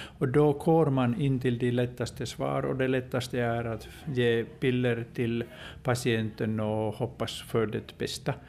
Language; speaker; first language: Swedish; non-native, local second language; Finnish